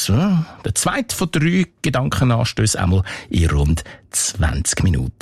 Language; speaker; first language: German; native; German